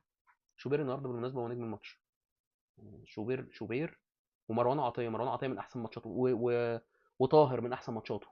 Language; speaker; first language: Arabic; native; Arabic